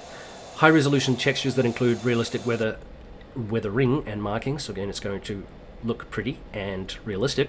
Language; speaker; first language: English; native; English